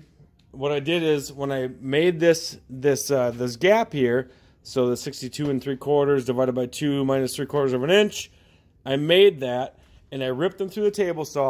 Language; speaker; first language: English; native; English